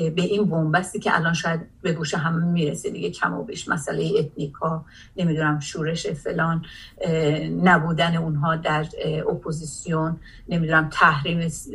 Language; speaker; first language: Persian; non-native, local second language; Azerbaijani